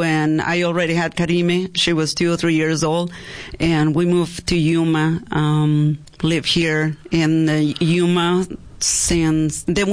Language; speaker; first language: English; non-native, fluent; Spanish